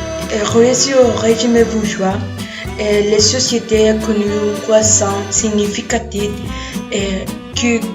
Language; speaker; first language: French; non-native, learner; Spanish